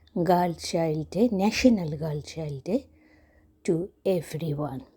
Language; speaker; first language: English; non-native, local second language; Bangla